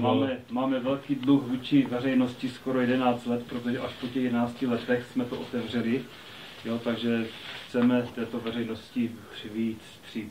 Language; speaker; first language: Czech; native; Czech